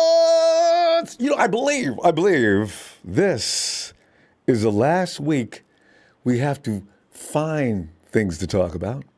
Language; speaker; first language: English; native; English